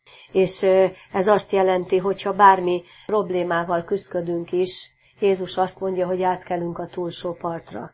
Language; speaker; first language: Hungarian; native; Hungarian